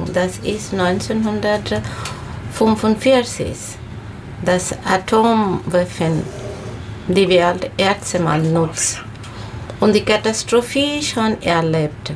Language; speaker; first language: German; non-native, learner; Bangla